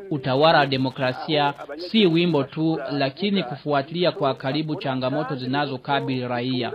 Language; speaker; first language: Swahili; non-native, local second language; Rundi